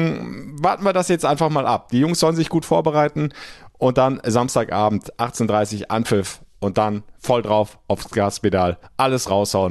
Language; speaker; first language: German; native; German